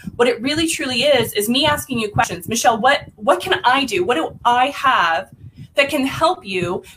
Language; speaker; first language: English; native; English